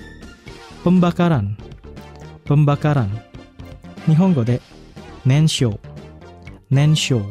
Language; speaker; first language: Japanese; non-native, fluent; Indonesian